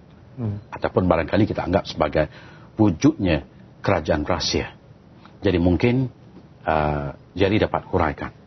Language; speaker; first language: Malay; native; Malay